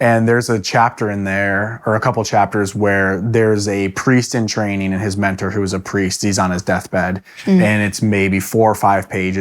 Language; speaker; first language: English; native; English